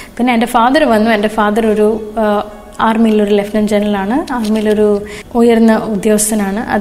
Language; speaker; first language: Malayalam; early bilingual, other home language; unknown